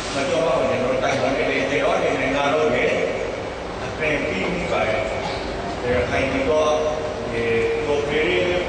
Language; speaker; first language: Burmese; native; Burmese